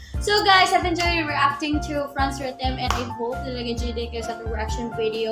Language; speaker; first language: English; non-native, local second language; Filipino